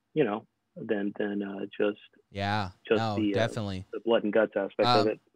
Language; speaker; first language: English; native; English